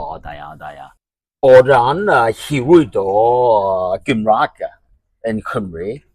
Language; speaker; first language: Welsh; non-native, learner; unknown